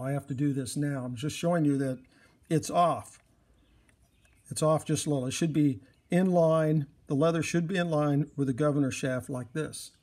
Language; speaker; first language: English; native; English